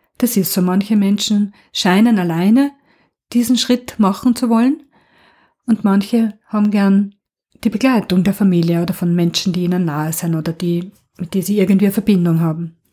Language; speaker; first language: German; native; German